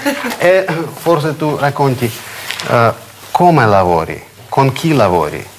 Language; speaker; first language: Italian; non-native, fluent; Russian